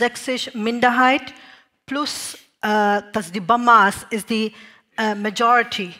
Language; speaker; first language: German; non-native, learner; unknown